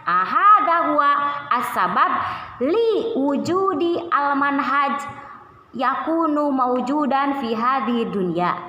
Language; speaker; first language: Arabic; non-native, learner; Indonesian